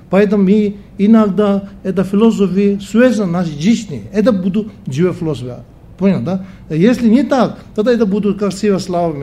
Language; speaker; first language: Russian; non-native, learner; Tibetan